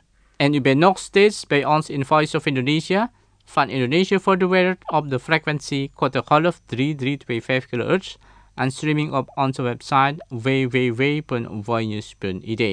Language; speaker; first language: Dutch; non-native, learner; Indonesian